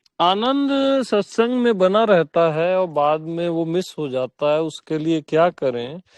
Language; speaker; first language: Hindi; native; Hindi